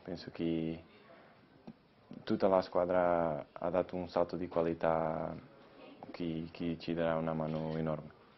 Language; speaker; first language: Italian; non-native, fluent; Portuguese